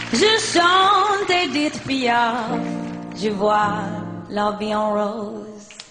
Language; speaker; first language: French; non-native, learner; English